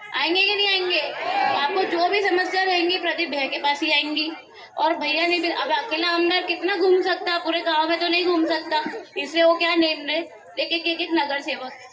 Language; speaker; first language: Hindi; non-native, local second language; Marathi